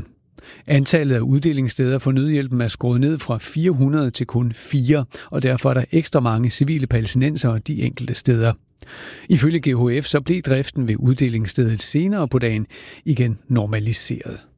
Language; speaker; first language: Danish; native; Danish